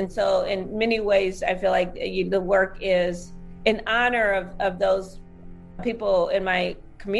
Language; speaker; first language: English; native; English